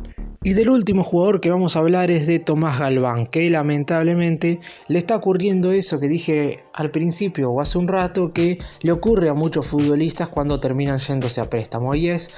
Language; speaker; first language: Spanish; native; Spanish